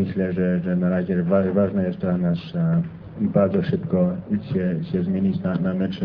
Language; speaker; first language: Polish; non-native, fluent; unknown